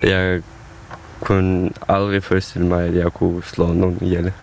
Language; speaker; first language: Danish; non-native, fluent; Ukrainian